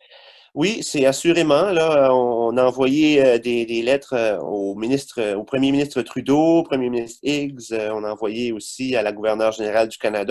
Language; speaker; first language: French; native; French